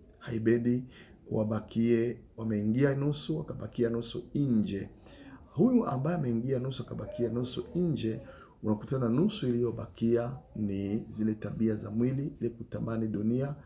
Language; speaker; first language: Swahili; native; Swahili